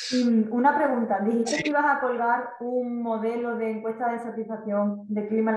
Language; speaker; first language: Spanish; native; Spanish